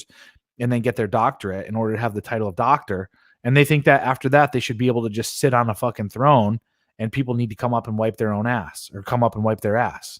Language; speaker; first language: English; native; English